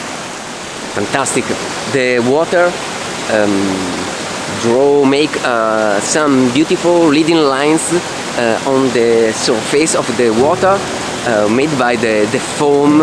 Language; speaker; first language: English; non-native, fluent; Italian